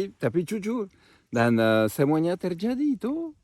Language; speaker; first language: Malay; non-native, fluent; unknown